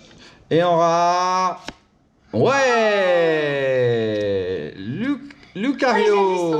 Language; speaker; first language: French; native; French